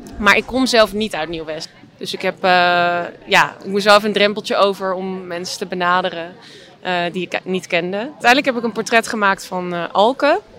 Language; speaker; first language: Dutch; native; Dutch